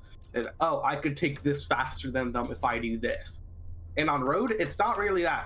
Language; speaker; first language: English; native; English